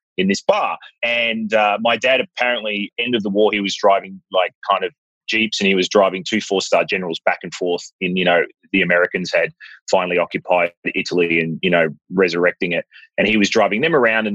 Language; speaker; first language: English; native; English